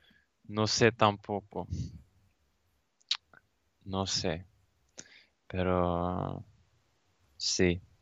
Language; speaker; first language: Spanish; non-native, learner; Swedish